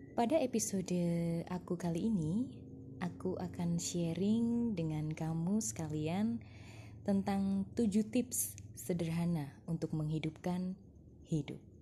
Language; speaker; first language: Indonesian; non-native, local second language; Javanese